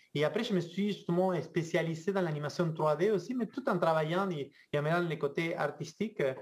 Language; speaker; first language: French; non-native, fluent; Spanish